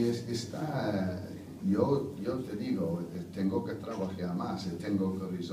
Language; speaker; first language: Spanish; non-native, fluent; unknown